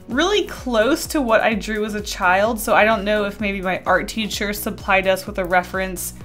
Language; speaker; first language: English; native; English